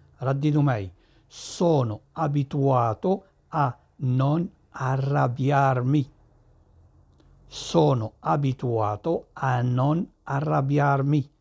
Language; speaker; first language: Italian; non-native, fluent; Arabic